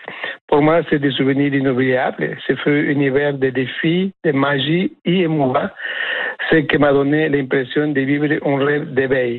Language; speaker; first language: French; non-native, fluent; Spanish